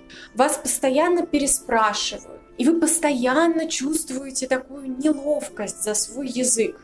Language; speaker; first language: Russian; native; Russian